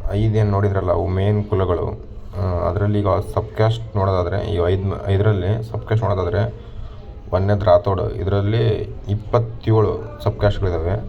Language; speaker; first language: Kannada; non-native, local second language; Lambadi